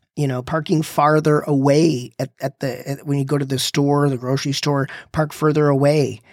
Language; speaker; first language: English; native; English